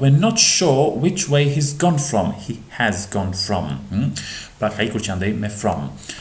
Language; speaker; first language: English; non-native, fluent; Albanian